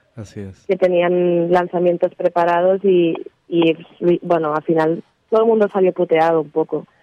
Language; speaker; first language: Spanish; native; Spanish